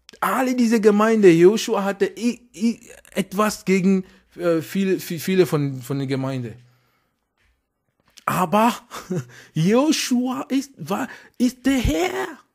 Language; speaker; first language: German; non-native, fluent; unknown